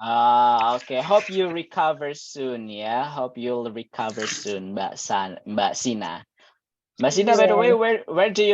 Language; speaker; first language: English; non-native, fluent; Indonesian